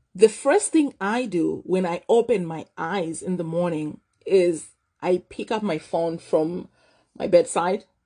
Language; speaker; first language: English; non-native, local second language; Nyanja